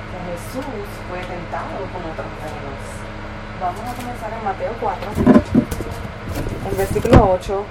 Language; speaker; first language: Spanish; early bilingual, heritage; Spanish